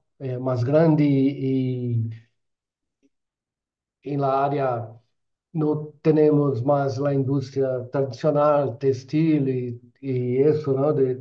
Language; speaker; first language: Spanish; non-native, fluent; Portuguese